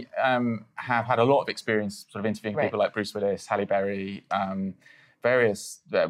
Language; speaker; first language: English; native; English